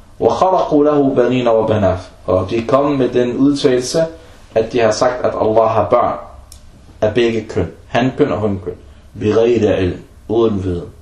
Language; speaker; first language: Danish; early bilingual, other home language; Arabic